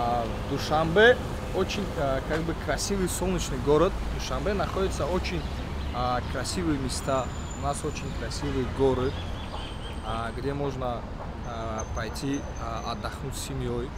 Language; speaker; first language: Russian; non-native, local second language; Tajik